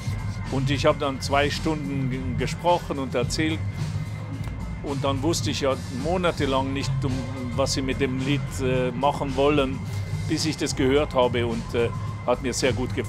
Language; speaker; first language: German; non-native, local second language; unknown